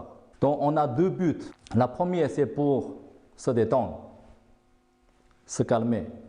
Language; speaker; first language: French; non-native, fluent; Chinese